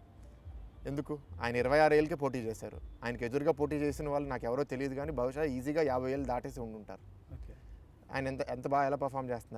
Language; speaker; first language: Telugu; native; Telugu